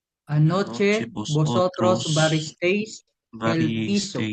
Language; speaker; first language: Spanish; non-native, learner; Filipino